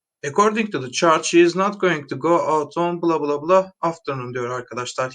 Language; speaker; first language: English; non-native, fluent; Turkish